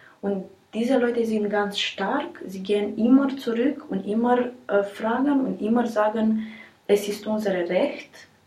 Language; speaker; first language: German; non-native, learner; Romanian